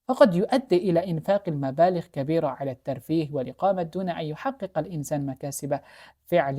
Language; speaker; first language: Arabic; non-native, fluent; Uzbek